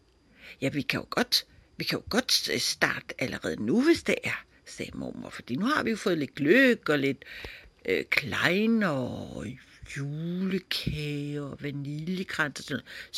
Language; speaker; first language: Danish; native; Danish